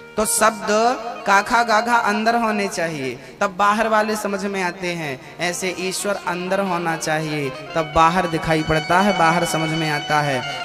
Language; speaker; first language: Hindi; native; Hindi